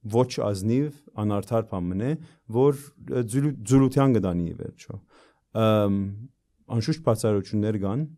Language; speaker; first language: Armenian; early bilingual, heritage; Armenian